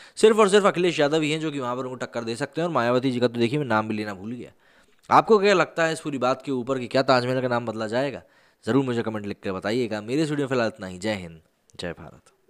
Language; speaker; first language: Hindi; native; Hindi